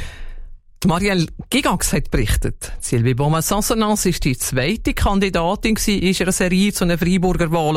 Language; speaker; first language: German; native; German